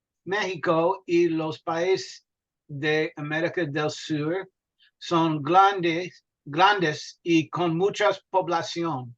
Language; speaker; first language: Spanish; non-native, learner; English